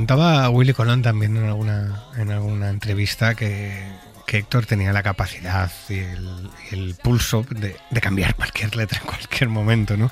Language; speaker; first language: Spanish; native; Spanish